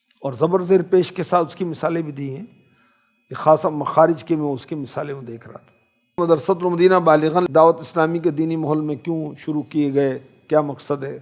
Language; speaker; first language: Urdu; native; Urdu